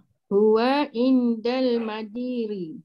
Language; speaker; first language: Arabic; non-native, learner; Malay